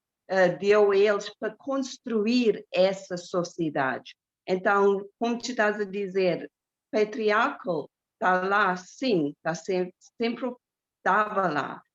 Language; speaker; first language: Portuguese; non-native, fluent; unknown